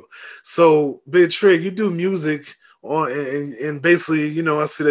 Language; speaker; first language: English; native; English